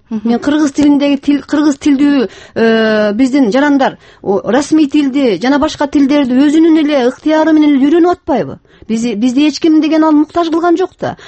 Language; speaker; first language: Kyrgyz; non-native, local second language; Russian